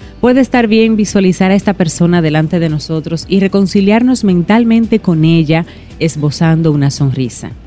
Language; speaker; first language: Spanish; native; Spanish